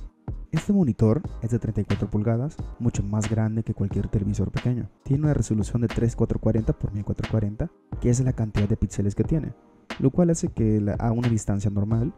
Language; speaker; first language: Spanish; native; Spanish